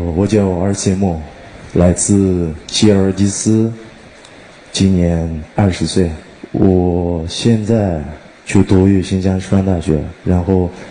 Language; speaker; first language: Chinese; non-native, fluent; Kyrgyz